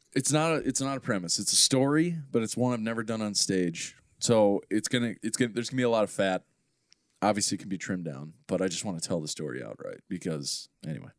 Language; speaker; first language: English; native; English